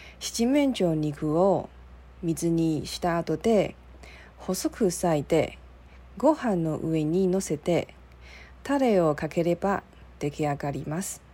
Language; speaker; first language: Japanese; non-native, learner; Chinese